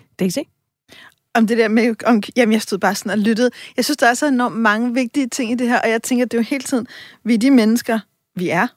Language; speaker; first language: Danish; native; Danish